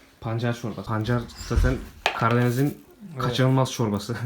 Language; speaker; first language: Turkish; native; Turkish